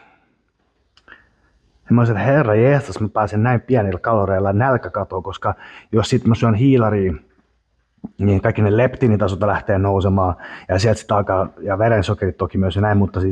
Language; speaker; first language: Finnish; native; Finnish